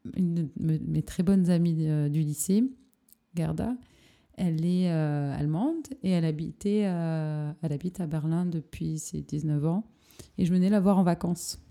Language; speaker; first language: French; native; French